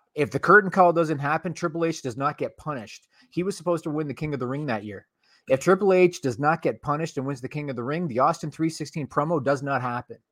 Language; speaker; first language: English; native; English